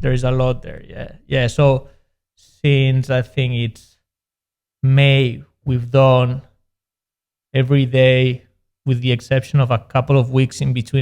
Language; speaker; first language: English; non-native, fluent; Spanish